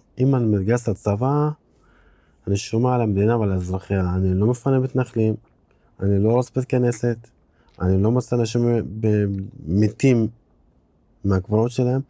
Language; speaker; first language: Hebrew; non-native, local second language; Arabic